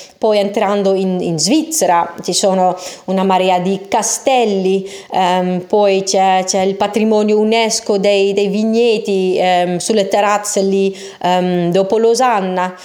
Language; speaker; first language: Italian; non-native, fluent; Dutch